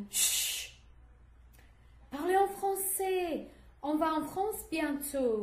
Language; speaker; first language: French; non-native, learner; English